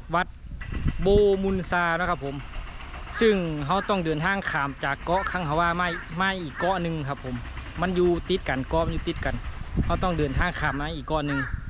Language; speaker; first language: Thai; native; Thai